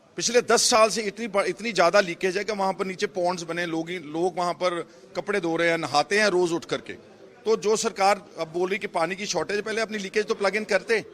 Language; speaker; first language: Hindi; non-native, local second language; Punjabi